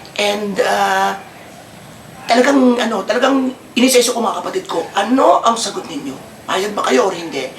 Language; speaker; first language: Filipino; native; Filipino